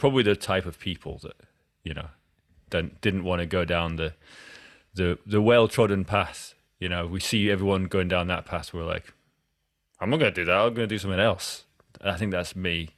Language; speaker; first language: English; native; English